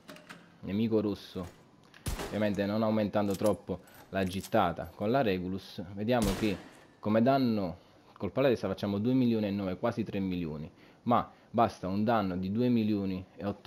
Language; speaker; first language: Italian; native; Italian